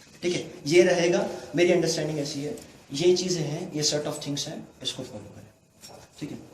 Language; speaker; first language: Urdu; native; Urdu